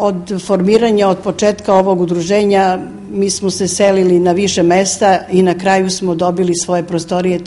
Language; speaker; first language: Serbian; native; Serbian